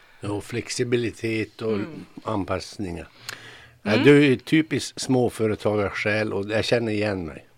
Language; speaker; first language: Swedish; native; Swedish